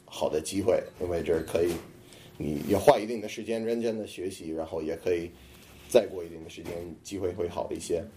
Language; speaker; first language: Chinese; non-native, fluent; English